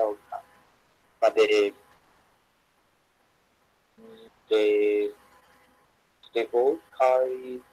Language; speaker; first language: English; non-native, learner; Spanish